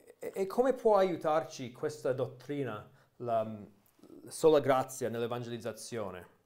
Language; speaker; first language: Italian; non-native, fluent; English